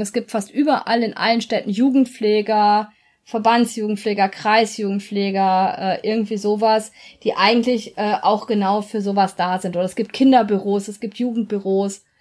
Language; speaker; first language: German; native; German